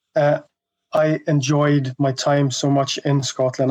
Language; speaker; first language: English; non-native, fluent; Norwegian